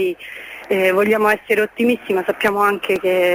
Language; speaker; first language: Italian; native; Italian